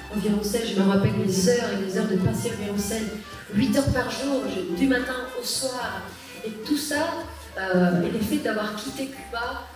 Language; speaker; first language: French; early bilingual, other home language; Spanish